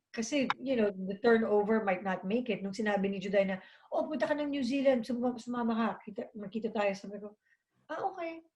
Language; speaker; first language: Filipino; native; Filipino